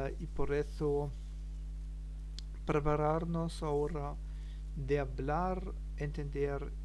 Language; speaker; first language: Spanish; non-native, learner; German